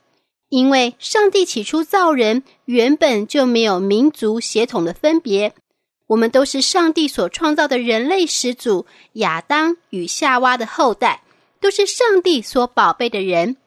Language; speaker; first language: Chinese; native; Chinese